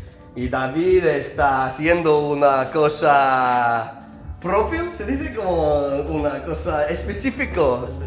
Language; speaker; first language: Spanish; non-native, learner; English